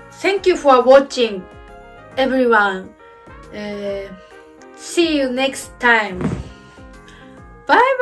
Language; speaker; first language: English; non-native, learner; Japanese